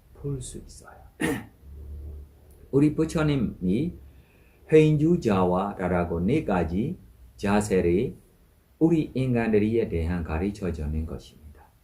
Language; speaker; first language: Korean; non-native, fluent; Burmese